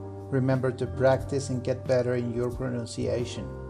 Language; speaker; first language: English; non-native, fluent; Spanish